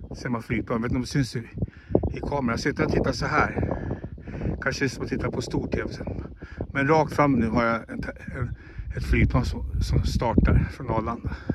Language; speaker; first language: Swedish; native; Swedish